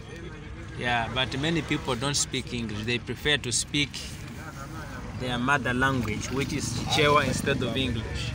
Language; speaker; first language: English; non-native, fluent; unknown